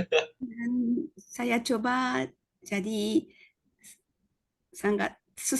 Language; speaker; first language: Indonesian; non-native, learner; Japanese